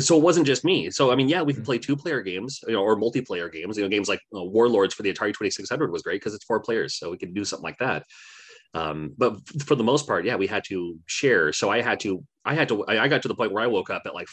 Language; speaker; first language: English; native; English